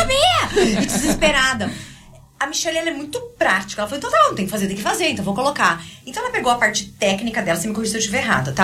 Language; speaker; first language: Portuguese; native; Portuguese